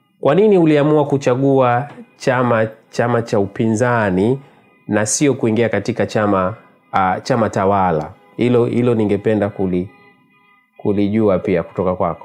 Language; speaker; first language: Swahili; native; Swahili